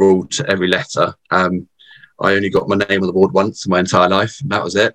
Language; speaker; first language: English; native; English